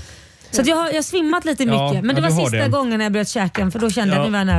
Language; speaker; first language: Swedish; native; Swedish